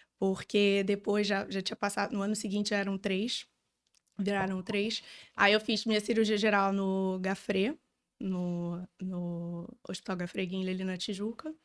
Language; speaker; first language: Portuguese; native; Portuguese